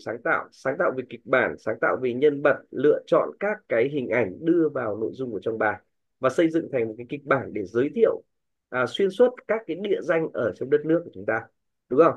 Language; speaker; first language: Vietnamese; native; Vietnamese